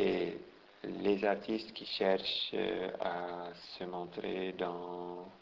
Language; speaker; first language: French; non-native, local second language; Arabic